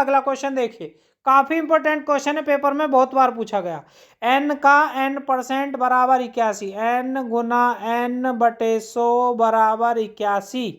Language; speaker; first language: Hindi; native; Hindi